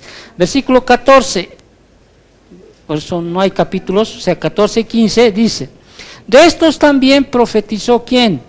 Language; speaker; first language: Spanish; native; Spanish